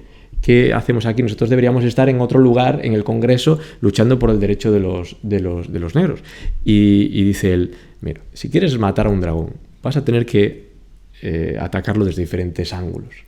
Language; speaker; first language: Spanish; native; Spanish